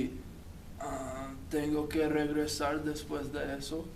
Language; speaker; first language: Spanish; non-native, learner; English